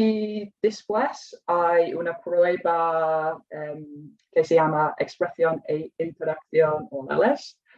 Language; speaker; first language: Spanish; non-native, fluent; English